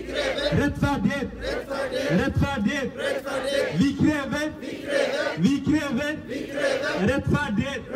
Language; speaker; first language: Norwegian; non-native, learner; Oromo